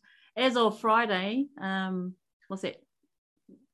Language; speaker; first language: English; native; English